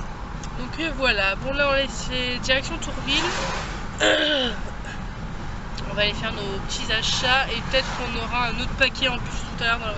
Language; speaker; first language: French; native; French